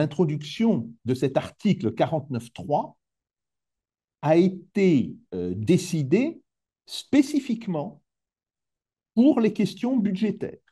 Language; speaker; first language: French; native; French